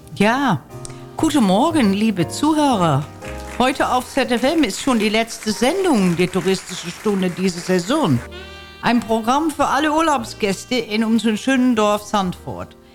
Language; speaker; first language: German; non-native, fluent; Dutch